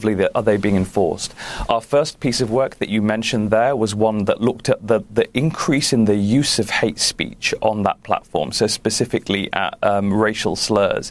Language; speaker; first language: English; native; English